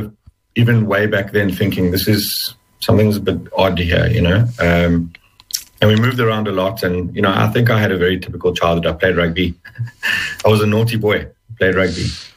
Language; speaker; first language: English; native; English